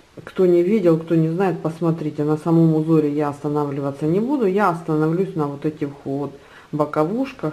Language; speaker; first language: Russian; native; Russian